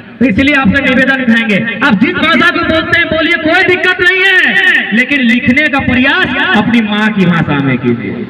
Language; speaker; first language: Hindi; non-native, local second language; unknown